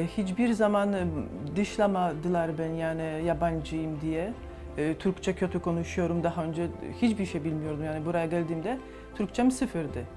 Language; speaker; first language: Turkish; non-native, fluent; Polish